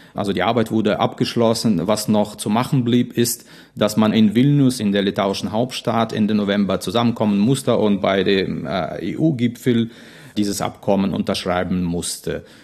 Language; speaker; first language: German; non-native, fluent; Russian